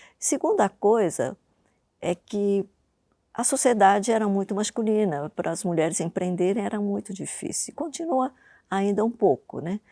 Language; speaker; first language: Portuguese; early bilingual, other home language; Japanese